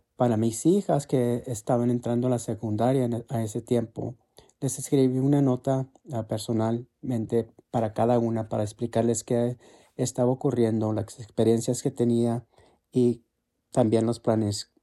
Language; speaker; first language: Spanish; early bilingual, heritage; Spanish